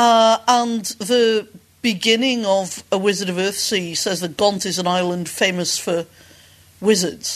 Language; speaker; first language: English; native; English